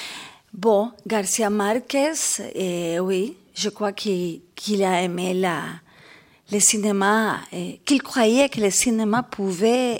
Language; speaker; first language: French; non-native, learner; Spanish